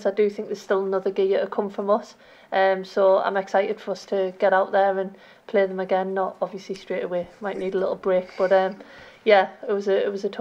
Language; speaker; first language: English; native; English